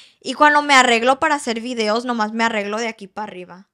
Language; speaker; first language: Spanish; early bilingual, heritage; Spanish